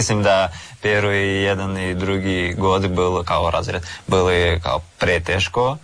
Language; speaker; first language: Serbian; non-native, learner; Russian